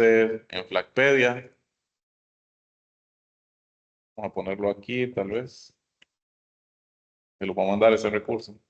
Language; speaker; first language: Spanish; native; Spanish